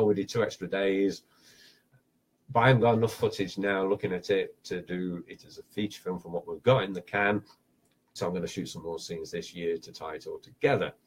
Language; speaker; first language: English; native; English